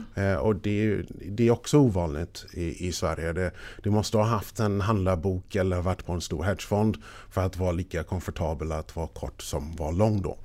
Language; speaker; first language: Swedish; non-native, fluent; English